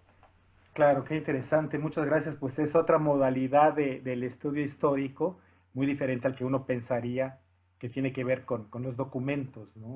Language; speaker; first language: Spanish; native; Spanish